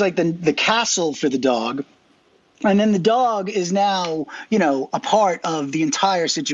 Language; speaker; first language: English; native; English